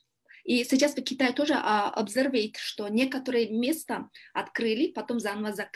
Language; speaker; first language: Russian; non-native, learner; Kyrgyz